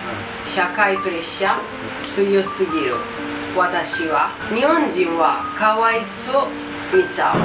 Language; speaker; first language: Japanese; non-native, learner; Italian